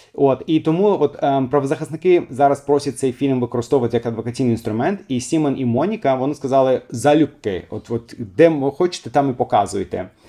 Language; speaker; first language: Ukrainian; non-native, fluent; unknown